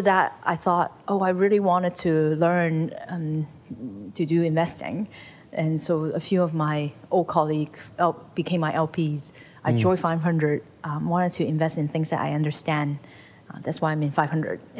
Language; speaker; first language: English; non-native, local second language; Cantonese